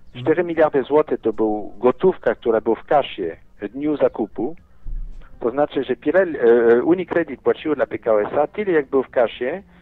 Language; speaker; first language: Polish; non-native, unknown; French